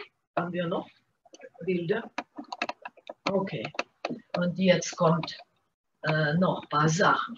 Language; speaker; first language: German; non-native, fluent; Russian